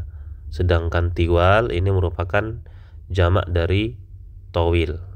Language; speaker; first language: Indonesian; native; Indonesian